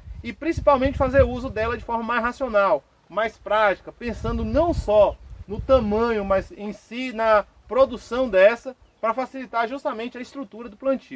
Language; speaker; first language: Portuguese; native; Portuguese